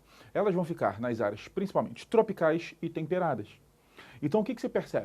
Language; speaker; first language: Portuguese; native; Portuguese